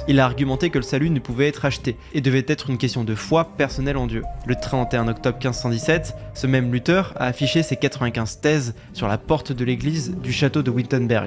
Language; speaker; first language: French; native; French